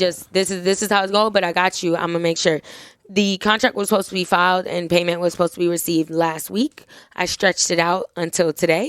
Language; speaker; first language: English; native; English